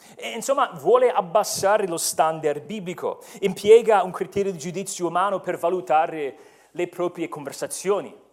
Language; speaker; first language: Italian; non-native, fluent; English